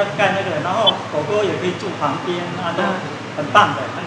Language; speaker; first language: Chinese; native; Chinese